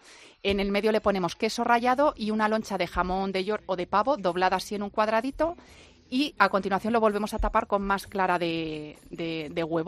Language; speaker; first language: Spanish; native; Spanish